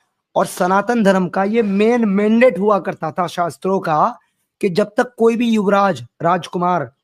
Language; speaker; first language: Hindi; native; Hindi